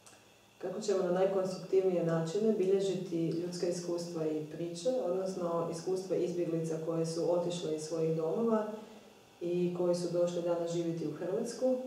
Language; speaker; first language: Croatian; native; Croatian